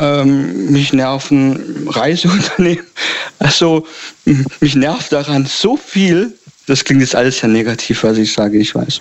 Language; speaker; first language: German; native; German